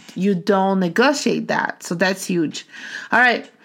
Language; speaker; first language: English; non-native, fluent; Portuguese